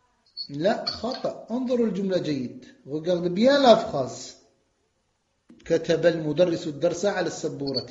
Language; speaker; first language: Arabic; non-native, fluent; French